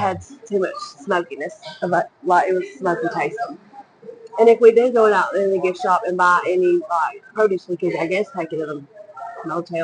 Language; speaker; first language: English; native; English